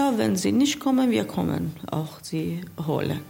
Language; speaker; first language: German; non-native, learner; Persian